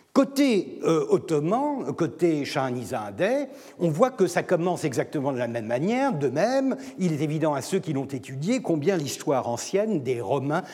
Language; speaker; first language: French; non-native, fluent; Turkish